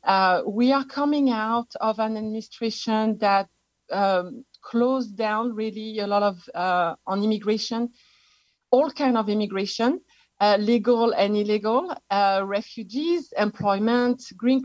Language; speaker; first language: English; non-native, fluent; French